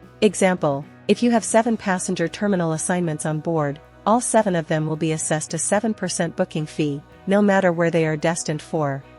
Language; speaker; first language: English; native; English